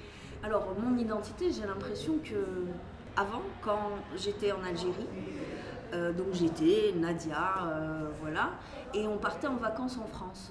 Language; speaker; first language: French; native; French